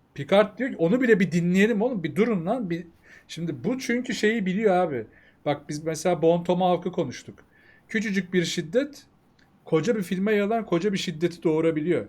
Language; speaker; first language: Turkish; native; Turkish